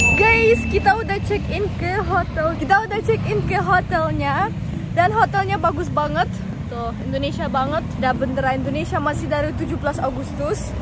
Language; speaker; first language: Indonesian; early bilingual, other home language; Russian